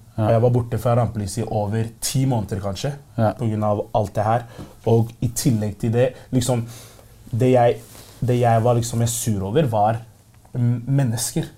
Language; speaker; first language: Norwegian; early bilingual, other home language; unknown